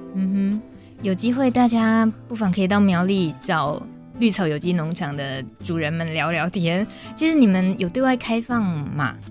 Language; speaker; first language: Chinese; native; Chinese